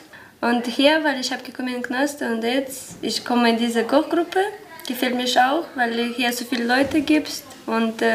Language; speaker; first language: German; non-native, learner; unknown